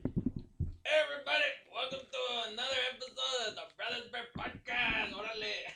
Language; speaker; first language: English; native; English